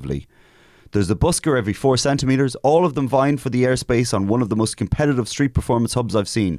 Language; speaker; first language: English; native; English